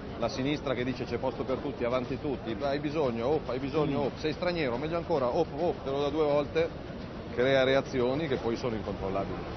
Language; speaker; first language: Italian; native; Italian